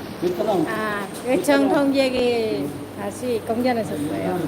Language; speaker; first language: Korean; non-native, learner; Vietnamese